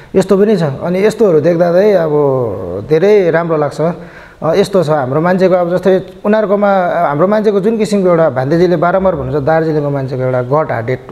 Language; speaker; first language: Nepali; native; Nepali